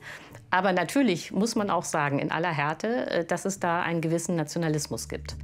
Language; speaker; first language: German; native; German